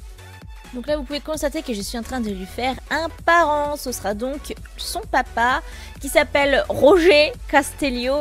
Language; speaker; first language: French; native; French